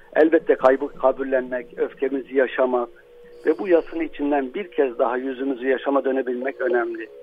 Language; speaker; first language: Turkish; non-native, local second language; Arabic